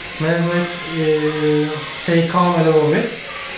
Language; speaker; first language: English; non-native, learner; Turkish